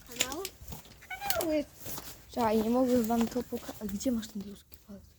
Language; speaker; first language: Polish; native; Polish